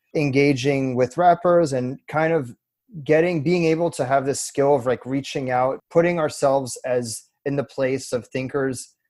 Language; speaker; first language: English; early bilingual, other home language; French